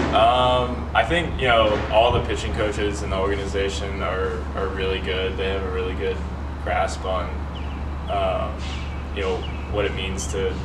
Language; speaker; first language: English; native; English